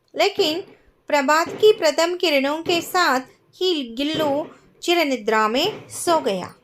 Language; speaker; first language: Hindi; non-native, local second language; Kannada